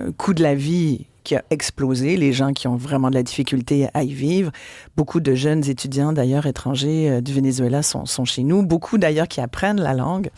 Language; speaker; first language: French; native; French